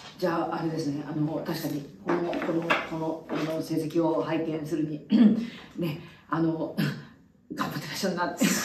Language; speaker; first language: Japanese; native; Japanese